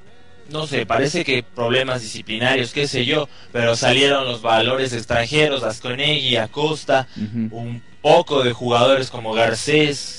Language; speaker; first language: Spanish; native; Spanish